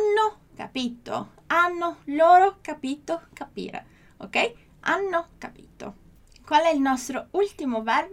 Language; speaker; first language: Italian; non-native, fluent; Portuguese